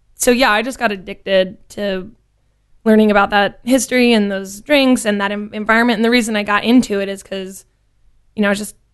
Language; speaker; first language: English; native; English